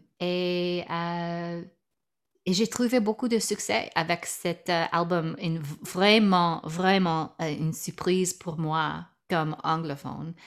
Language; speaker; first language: French; non-native, learner; English